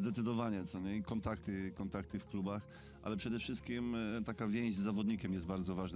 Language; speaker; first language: Polish; native; Polish